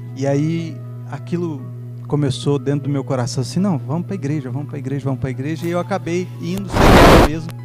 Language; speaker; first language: Portuguese; native; Portuguese